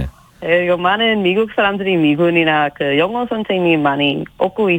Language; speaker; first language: Korean; non-native, learner; English